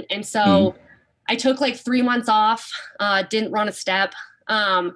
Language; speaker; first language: English; native; English